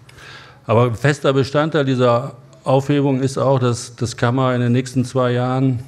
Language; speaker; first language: German; native; German